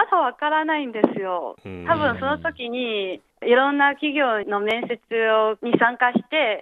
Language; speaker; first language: Japanese; non-native, fluent; Chinese